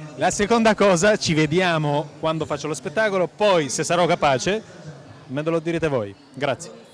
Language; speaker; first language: Italian; non-native, fluent; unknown